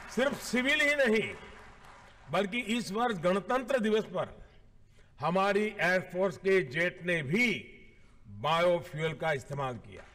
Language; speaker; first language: Hindi; native; Hindi